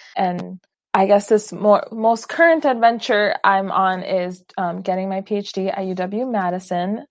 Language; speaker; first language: English; early bilingual, other home language; Spanish